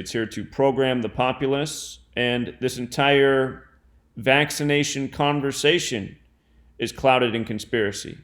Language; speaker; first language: English; native; English